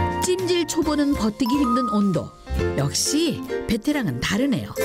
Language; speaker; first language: Korean; native; Korean